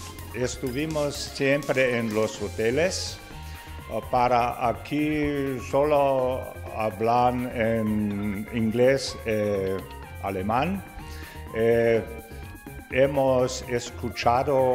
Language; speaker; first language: Spanish; non-native, learner; German